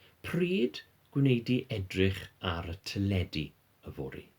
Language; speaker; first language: Welsh; non-native, fluent; English